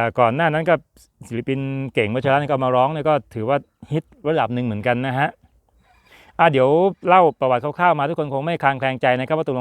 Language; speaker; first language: Thai; native; Thai